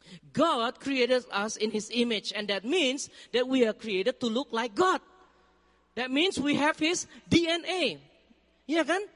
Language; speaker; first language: English; non-native, fluent; Indonesian